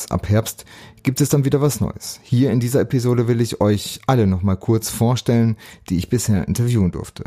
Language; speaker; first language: German; native; German